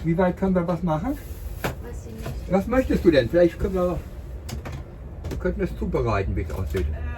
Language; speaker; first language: German; native; German